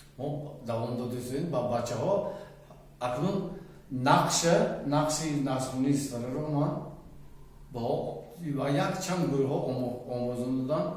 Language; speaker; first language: Tajik; native; Tajik